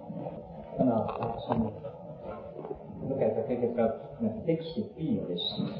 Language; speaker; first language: Finnish; non-native, learner; Estonian